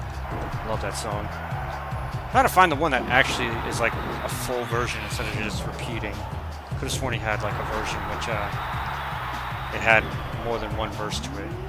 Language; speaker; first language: English; native; English